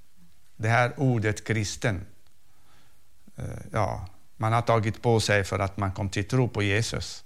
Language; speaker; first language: Swedish; non-native, fluent; Arabic